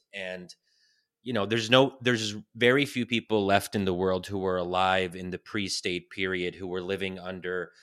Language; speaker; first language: English; native; English